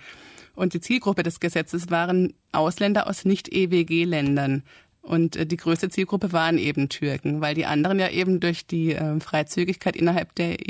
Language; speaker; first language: German; native; German